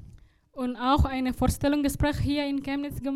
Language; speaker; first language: German; non-native, learner; Indonesian